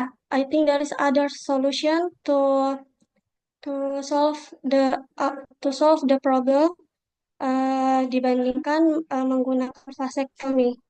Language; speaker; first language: English; non-native, local second language; Indonesian